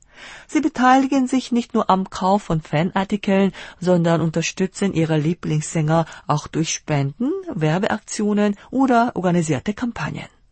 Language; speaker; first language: German; non-native, fluent; Korean